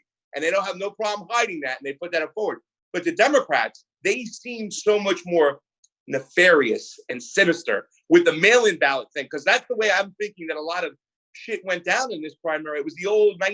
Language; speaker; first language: English; native; English